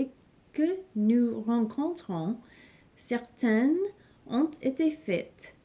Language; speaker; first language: French; non-native, learner; English